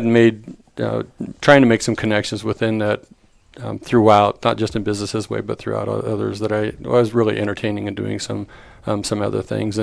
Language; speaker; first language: English; native; English